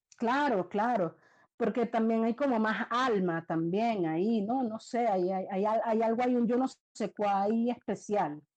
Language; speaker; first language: Spanish; native; Spanish